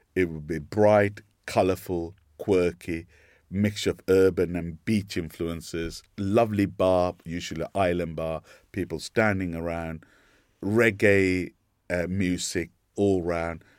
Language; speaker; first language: English; non-native, local second language; Sinhala